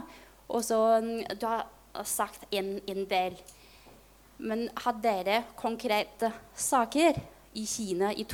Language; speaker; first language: Norwegian; non-native, fluent; Chinese